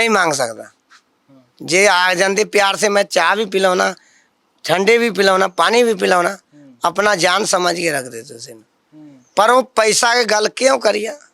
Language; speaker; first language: Hindi; non-native, local second language; Punjabi